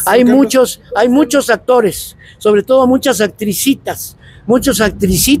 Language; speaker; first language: Spanish; native; Spanish